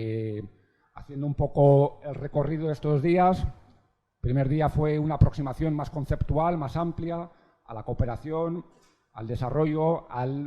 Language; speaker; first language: Spanish; native; Spanish